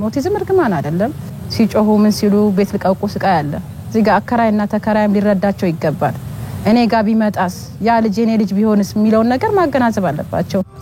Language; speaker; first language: Amharic; native; Amharic